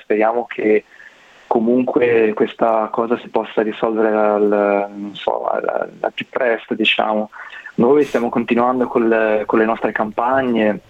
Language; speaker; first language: Italian; native; Italian